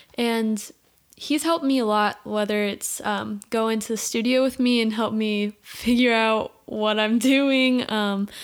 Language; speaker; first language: English; native; English